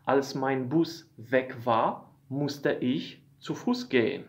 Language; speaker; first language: German; non-native, fluent; Polish